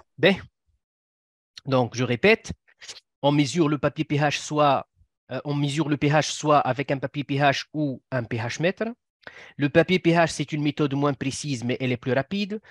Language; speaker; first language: French; non-native, local second language; Arabic